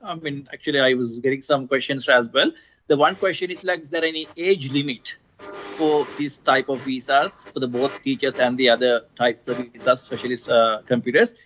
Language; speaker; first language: English; non-native, local second language; Sinhala